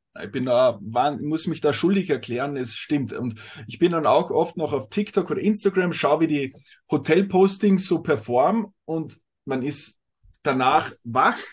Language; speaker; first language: German; native; German